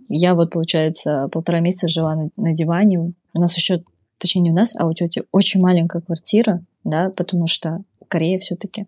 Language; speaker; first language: Russian; native; Russian